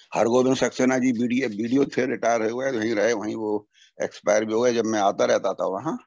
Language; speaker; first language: Hindi; native; Hindi